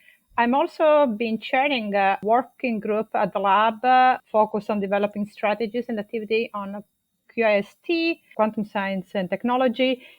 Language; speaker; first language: English; non-native, fluent; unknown